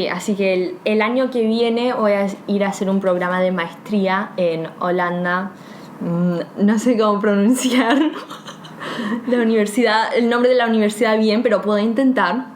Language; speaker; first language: Spanish; early bilingual, heritage; Spanish